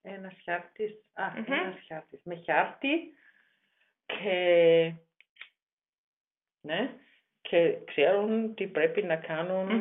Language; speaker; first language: Greek; non-native, learner; German